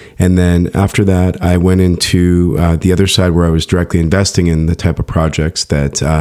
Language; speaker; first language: English; native; English